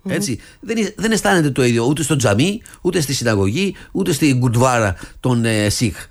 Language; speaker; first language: Greek; early bilingual, other home language; English